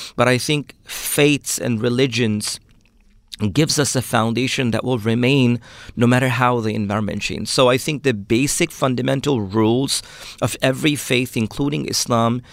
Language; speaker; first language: English; early bilingual, other home language; Urdu